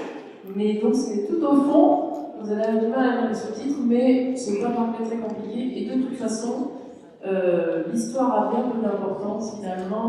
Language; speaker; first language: French; native; French